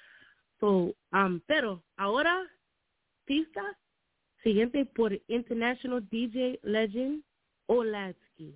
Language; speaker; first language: Spanish; non-native, learner; English